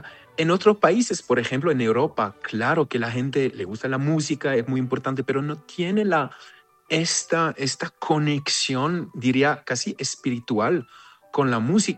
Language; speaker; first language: Spanish; non-native, fluent; Hebrew